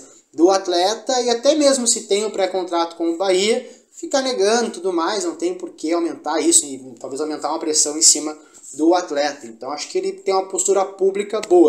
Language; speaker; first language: Portuguese; native; Portuguese